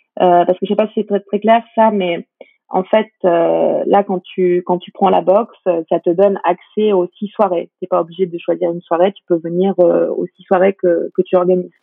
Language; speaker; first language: French; native; French